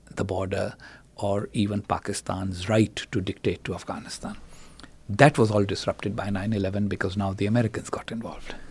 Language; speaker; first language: English; non-native, local second language; Urdu